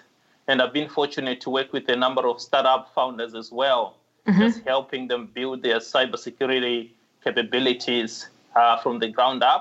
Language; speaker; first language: English; non-native, local second language; Shona